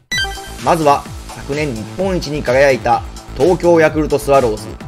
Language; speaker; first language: Japanese; native; Japanese